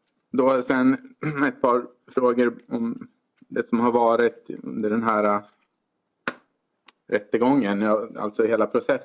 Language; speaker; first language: Swedish; native; Swedish